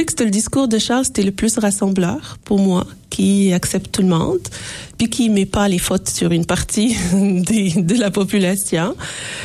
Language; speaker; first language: French; non-native, local second language; Arabic